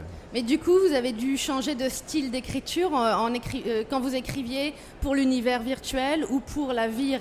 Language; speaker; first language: French; native; French